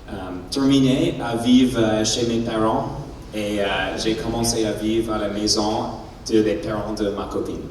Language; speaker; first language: French; non-native, learner; English